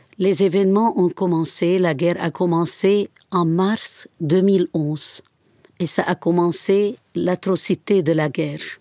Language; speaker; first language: French; non-native, fluent; Arabic